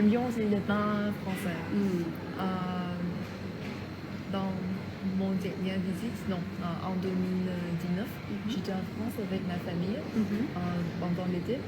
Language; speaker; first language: French; non-native, fluent; Vietnamese